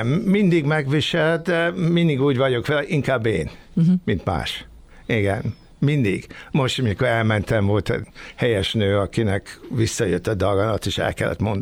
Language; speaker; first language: Hungarian; early bilingual, other home language; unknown